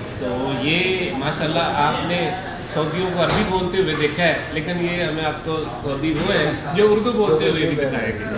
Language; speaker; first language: Urdu; native; Urdu